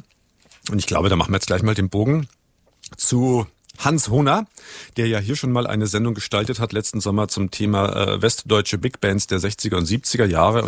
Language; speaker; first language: German; native; German